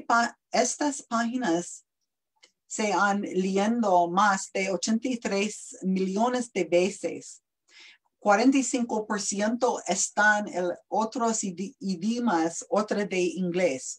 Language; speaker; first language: Spanish; non-native, learner; English